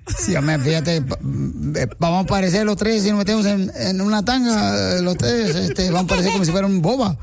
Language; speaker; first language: Spanish; native; Spanish